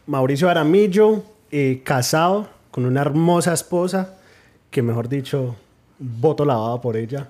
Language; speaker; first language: Spanish; early bilingual, heritage; Spanish